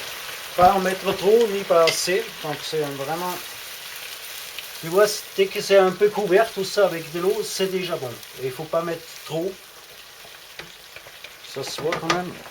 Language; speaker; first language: French; non-native, fluent; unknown